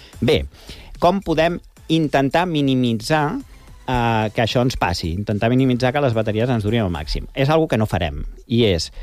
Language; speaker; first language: Catalan; non-native, local second language; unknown